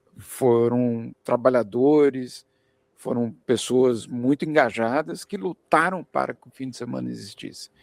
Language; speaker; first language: Portuguese; early bilingual, other home language; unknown